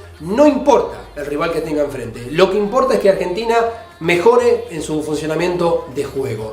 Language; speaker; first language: Spanish; native; Spanish